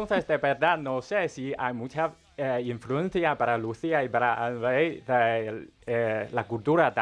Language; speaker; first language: Spanish; non-native, learner; Chinese